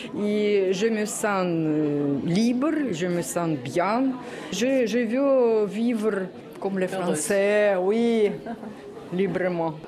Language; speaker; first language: French; non-native, learner; Russian